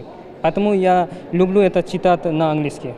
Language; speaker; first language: Russian; non-native, learner; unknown